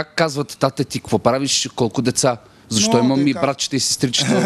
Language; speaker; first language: Bulgarian; native; Bulgarian